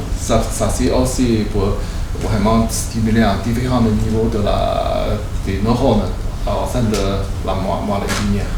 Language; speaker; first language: French; non-native, learner; Chinese